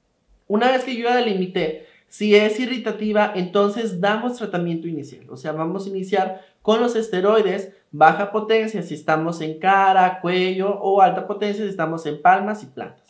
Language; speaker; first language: Spanish; native; Spanish